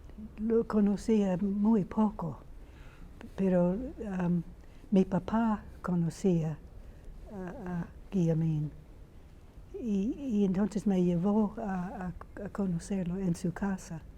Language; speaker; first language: Spanish; non-native, fluent; English